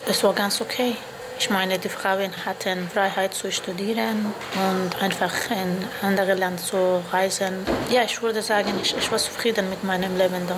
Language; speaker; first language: German; non-native, fluent; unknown